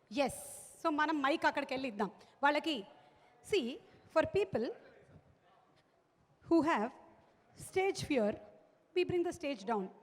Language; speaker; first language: Telugu; native; Telugu